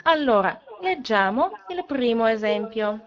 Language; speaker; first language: Italian; non-native, fluent; Bulgarian